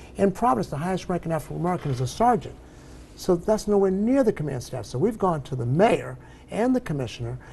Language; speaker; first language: English; native; English